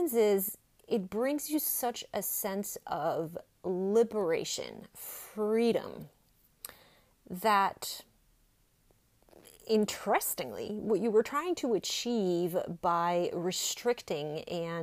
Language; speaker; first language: English; non-native, fluent; French